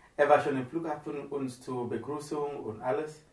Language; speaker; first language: German; non-native, fluent; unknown